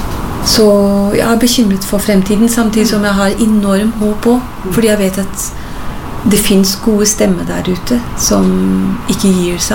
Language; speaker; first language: Norwegian; non-native, fluent; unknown